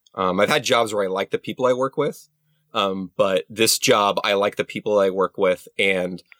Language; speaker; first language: English; native; English